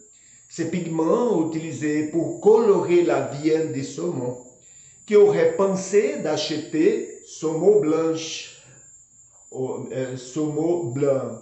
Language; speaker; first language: French; non-native, learner; Portuguese